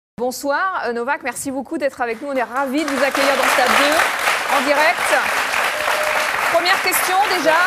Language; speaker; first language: French; native; French